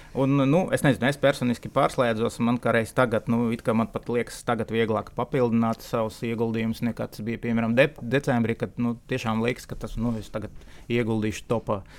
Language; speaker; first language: Latvian; non-native, local second language; Russian